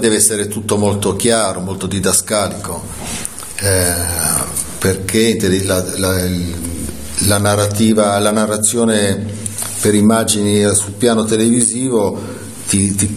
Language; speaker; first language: Italian; native; Italian